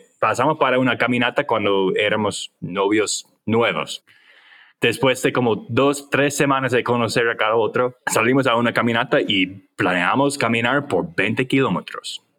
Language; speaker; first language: Spanish; non-native, fluent; English